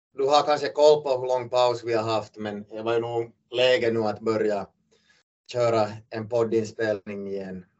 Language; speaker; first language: Swedish; native; Swedish